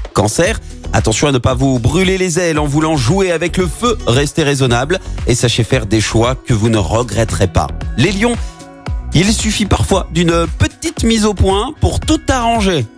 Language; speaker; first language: French; native; French